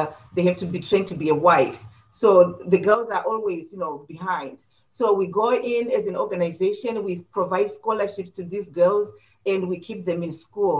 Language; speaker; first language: English; non-native, local second language; Shona